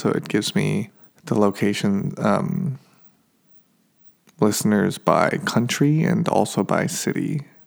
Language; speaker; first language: English; native; English